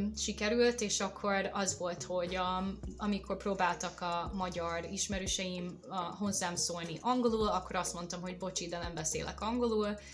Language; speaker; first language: Hungarian; non-native, fluent; English